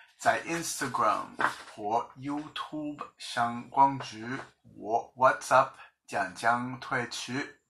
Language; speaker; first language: Chinese; non-native, learner; English